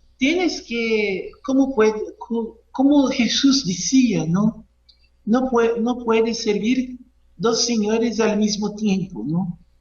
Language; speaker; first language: Spanish; non-native, learner; Portuguese